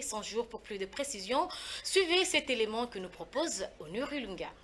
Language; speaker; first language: French; native; French